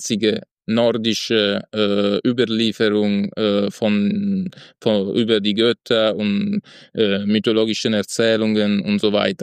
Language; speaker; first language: German; non-native, fluent; Italian